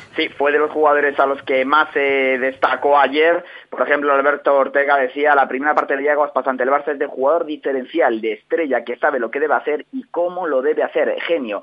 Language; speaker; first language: Spanish; native; Spanish